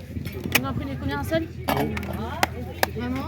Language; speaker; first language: French; native; French